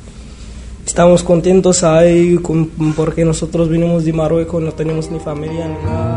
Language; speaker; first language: Spanish; non-native, learner; Arabic